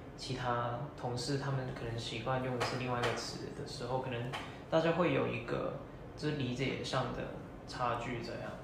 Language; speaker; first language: Chinese; non-native, local second language; Cantonese